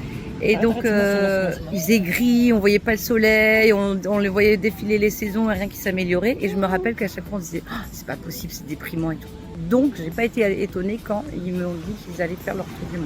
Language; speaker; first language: French; native; French